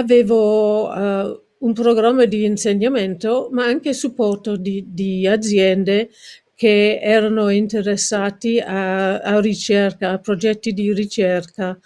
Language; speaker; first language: Italian; non-native, learner; English